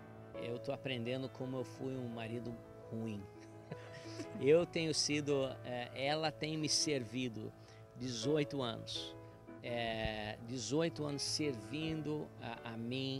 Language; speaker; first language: Portuguese; non-native, fluent; English